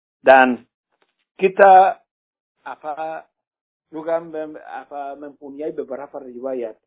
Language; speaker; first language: Indonesian; non-native, fluent; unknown